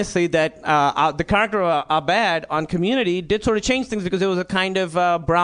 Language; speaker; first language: English; non-native, local second language; Urdu